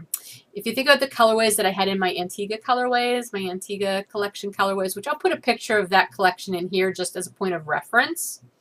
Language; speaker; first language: English; native; English